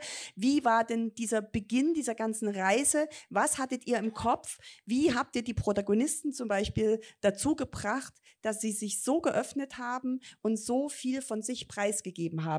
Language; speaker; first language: German; native; German